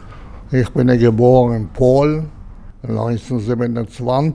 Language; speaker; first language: German; non-native, fluent; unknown